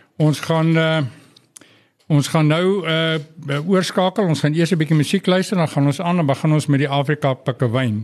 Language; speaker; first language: Afrikaans; non-native, local second language; English